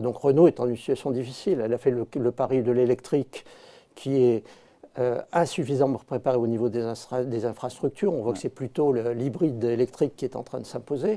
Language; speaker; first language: French; native; French